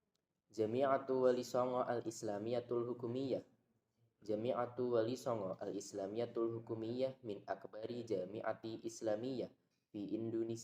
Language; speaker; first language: Arabic; non-native, learner; Indonesian